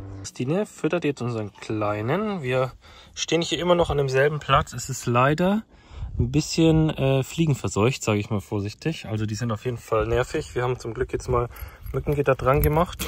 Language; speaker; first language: German; native; German